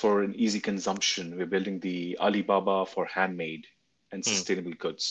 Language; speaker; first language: English; non-native, local second language; Hindi